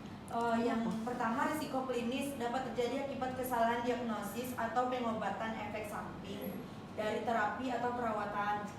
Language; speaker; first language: Indonesian; native; Indonesian